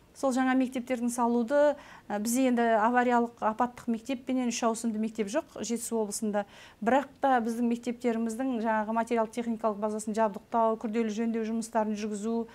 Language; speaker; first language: Kazakh; native; Kazakh